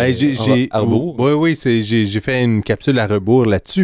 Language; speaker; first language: French; native; French